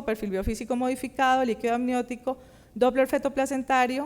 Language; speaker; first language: Spanish; native; Spanish